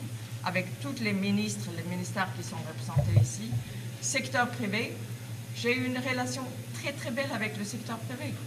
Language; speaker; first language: French; non-native, fluent; Swedish